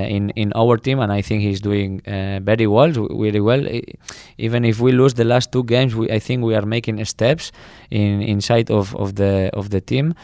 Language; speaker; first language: English; non-native, fluent; Spanish